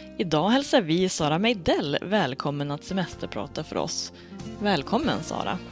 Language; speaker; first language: Swedish; native; Swedish